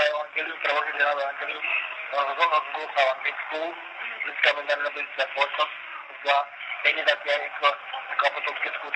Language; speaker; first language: Czech; non-native, local second language; Romany